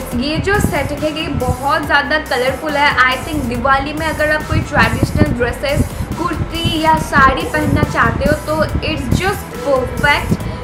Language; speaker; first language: Hindi; non-native, local second language; Bangla